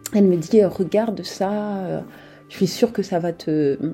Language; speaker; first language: French; native; French